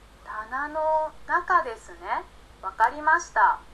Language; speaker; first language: Japanese; non-native, learner; Indonesian